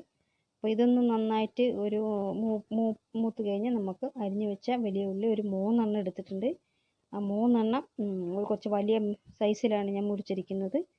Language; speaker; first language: Malayalam; native; Malayalam